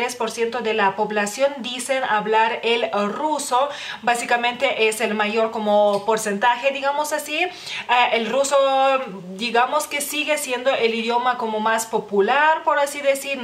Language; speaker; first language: Spanish; non-native, fluent; Lithuanian